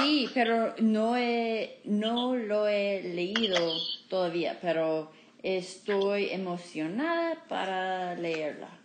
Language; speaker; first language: Spanish; non-native, fluent; English